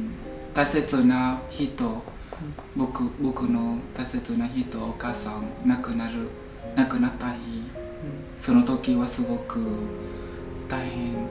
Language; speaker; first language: Japanese; non-native, learner; Vietnamese